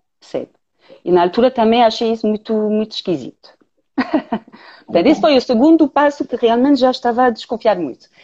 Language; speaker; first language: Portuguese; non-native, fluent; French